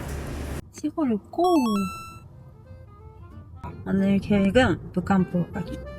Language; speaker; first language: Korean; non-native, fluent; Japanese